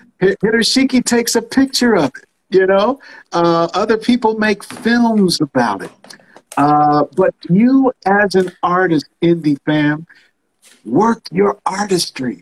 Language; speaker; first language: English; native; English